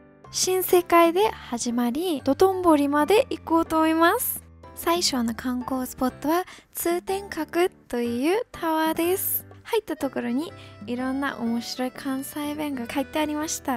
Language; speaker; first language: Japanese; non-native, fluent; English